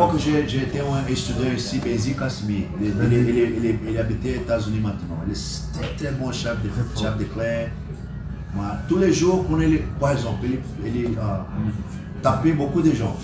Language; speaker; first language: French; non-native, learner; Portuguese